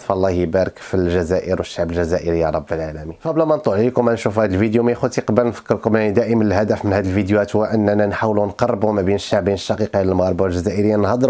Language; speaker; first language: Arabic; native; Arabic